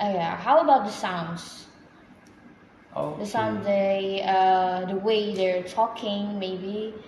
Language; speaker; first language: English; non-native, fluent; Indonesian